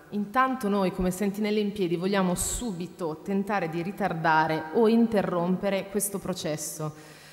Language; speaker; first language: Italian; native; Italian